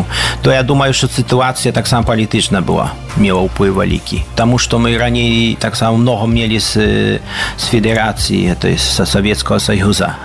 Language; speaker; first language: Belarusian; early bilingual, heritage; Belarusian